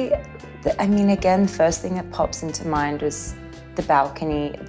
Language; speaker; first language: English; native; English